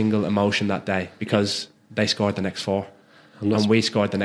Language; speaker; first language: English; native; English